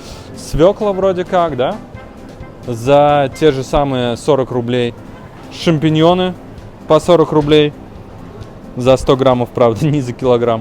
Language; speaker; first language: Russian; native; Russian